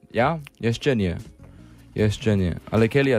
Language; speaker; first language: Polish; non-native, learner; English